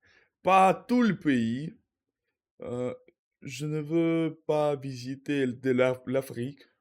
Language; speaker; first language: French; non-native, learner; Russian